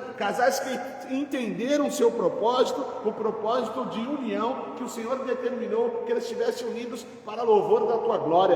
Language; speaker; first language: Portuguese; native; Portuguese